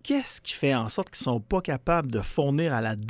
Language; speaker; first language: French; native; French